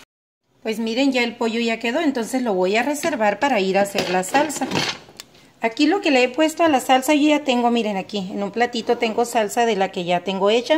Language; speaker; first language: Spanish; native; Spanish